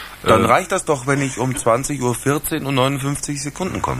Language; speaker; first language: German; native; German